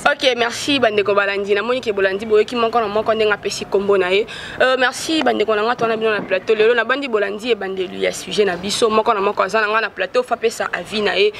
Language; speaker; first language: Lingala; native; Lingala